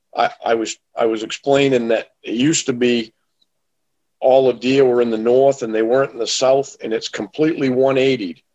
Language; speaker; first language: English; native; English